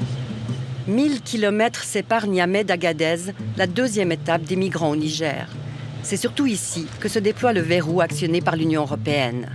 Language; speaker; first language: French; native; French